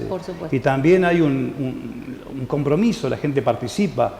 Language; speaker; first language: Spanish; native; Spanish